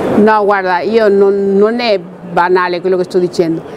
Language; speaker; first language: Italian; non-native, fluent; Spanish